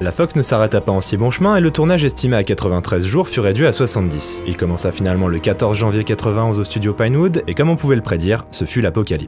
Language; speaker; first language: French; native; French